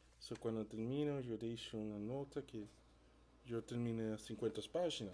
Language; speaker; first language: Spanish; non-native, learner; English